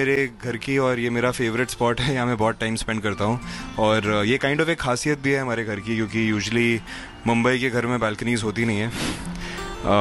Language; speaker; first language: Hindi; native; Hindi